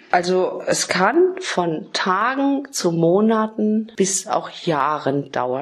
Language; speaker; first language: German; native; German